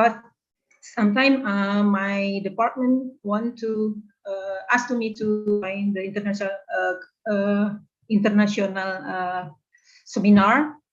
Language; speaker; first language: English; non-native, learner; Indonesian